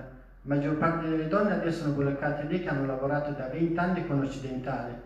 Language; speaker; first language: Italian; non-native, fluent; Persian